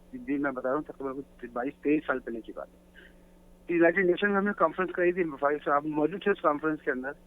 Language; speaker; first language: Urdu; native; Urdu